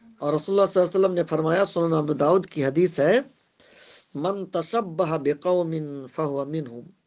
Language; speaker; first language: Urdu; non-native, local second language; Bangla